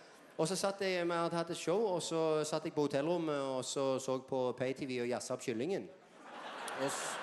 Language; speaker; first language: Norwegian; native; Norwegian